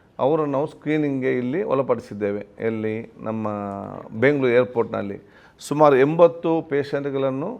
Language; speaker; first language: Kannada; non-native, local second language; Malayalam